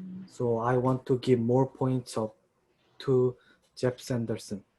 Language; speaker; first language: English; non-native, learner; Korean